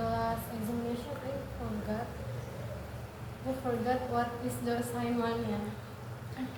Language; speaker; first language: English; non-native, learner; Indonesian